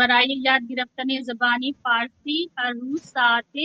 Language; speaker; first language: Persian; non-native, learner; Urdu